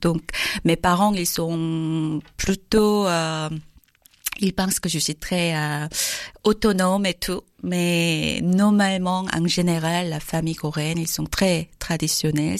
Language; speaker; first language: French; non-native, learner; Korean